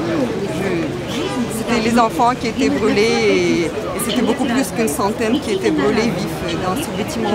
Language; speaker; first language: French; non-native, fluent; Russian